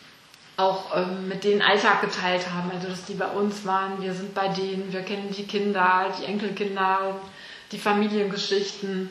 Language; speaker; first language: German; native; German